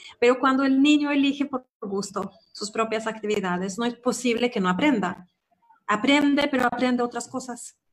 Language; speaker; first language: Spanish; non-native, fluent; Swedish